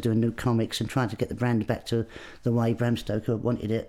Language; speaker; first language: English; native; English